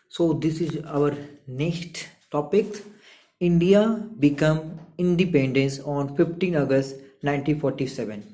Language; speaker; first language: Hindi; native; Hindi